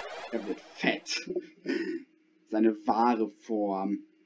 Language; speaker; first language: German; native; German